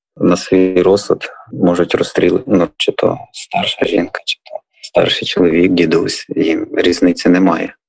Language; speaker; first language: Ukrainian; native; Ukrainian